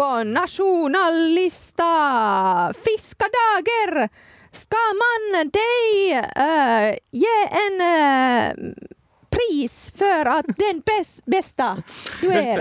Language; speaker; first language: Swedish; non-native, learner; Finnish